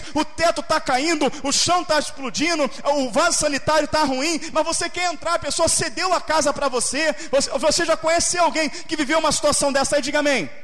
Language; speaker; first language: Portuguese; native; Portuguese